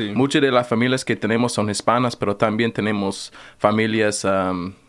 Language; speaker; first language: Spanish; non-native, fluent; English